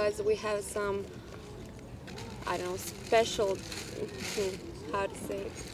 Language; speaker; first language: English; non-native, fluent; Croatian